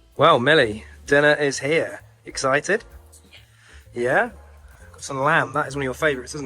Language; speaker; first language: English; native; English